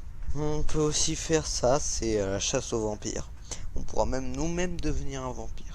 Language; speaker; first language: French; native; French